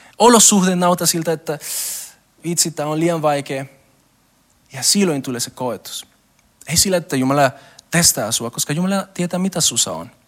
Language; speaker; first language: Finnish; non-native, learner; Spanish